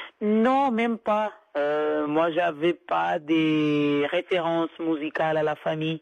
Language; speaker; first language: French; non-native, fluent; Portuguese